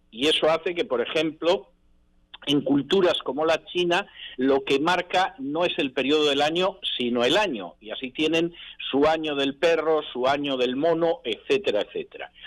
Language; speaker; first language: Spanish; native; Spanish